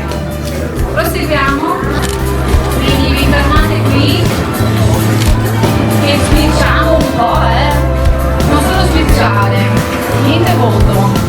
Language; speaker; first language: Italian; native; Italian